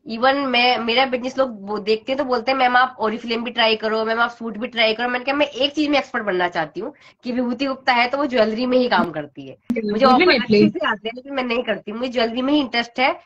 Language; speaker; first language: Hindi; native; Hindi